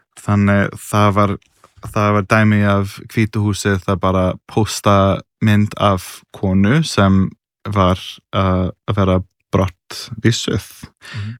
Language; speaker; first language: Icelandic; non-native, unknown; English